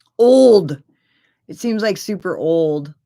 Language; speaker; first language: English; native; English